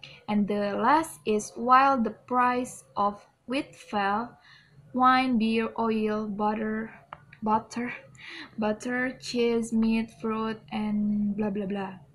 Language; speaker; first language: English; non-native, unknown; Indonesian